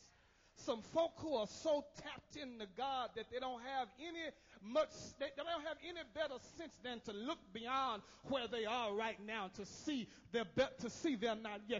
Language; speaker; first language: English; native; English